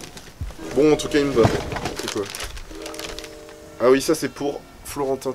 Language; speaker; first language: French; native; French